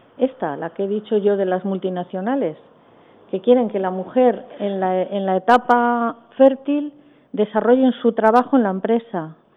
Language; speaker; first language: Spanish; native; Spanish